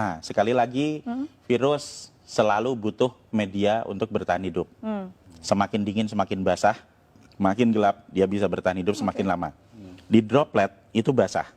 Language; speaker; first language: Indonesian; native; Indonesian